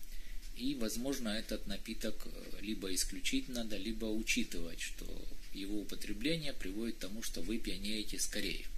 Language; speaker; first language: Russian; native; Russian